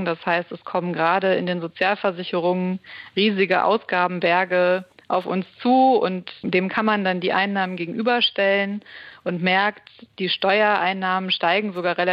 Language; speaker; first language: German; native; German